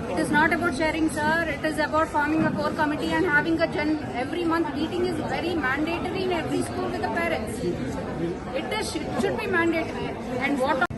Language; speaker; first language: English; non-native, local second language; Telugu